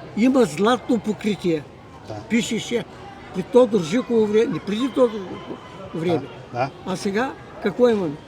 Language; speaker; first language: Bulgarian; native; Bulgarian